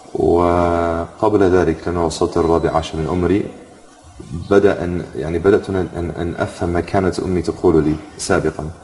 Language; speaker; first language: Arabic; non-native, fluent; English